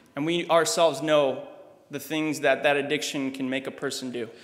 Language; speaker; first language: English; early bilingual, other home language; Russian